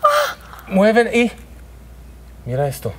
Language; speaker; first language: Spanish; non-native, learner; Hebrew